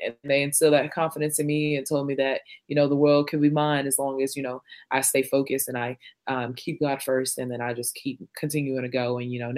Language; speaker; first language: English; non-native, local second language; Shona